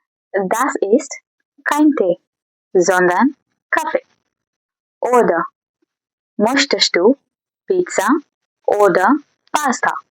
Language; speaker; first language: German; non-native, learner; Tamil